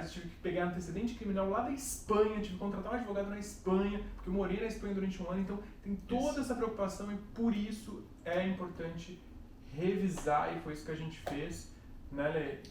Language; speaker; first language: Portuguese; native; Portuguese